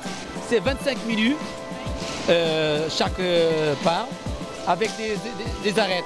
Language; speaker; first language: French; non-native, learner; Portuguese